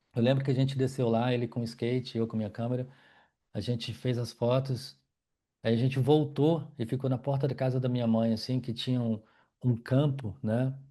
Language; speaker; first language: Portuguese; native; Portuguese